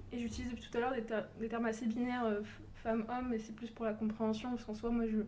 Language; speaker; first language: French; early bilingual, other home language; Portuguese